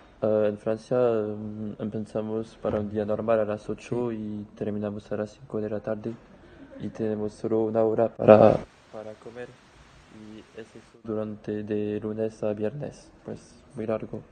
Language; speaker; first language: Spanish; non-native, learner; French